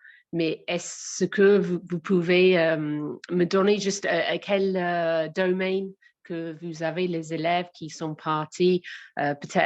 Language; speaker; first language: French; non-native, learner; English